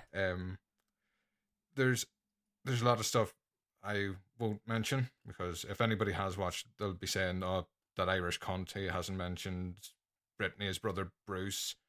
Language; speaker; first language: English; native; English